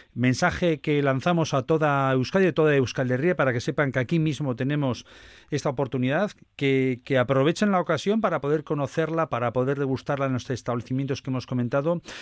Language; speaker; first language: Spanish; native; Spanish